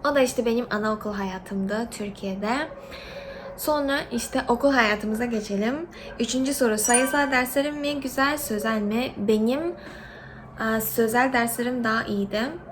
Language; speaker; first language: Turkish; early bilingual, other home language; Korean